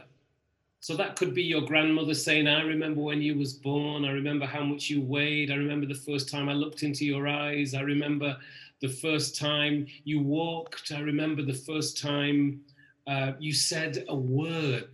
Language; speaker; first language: English; native; English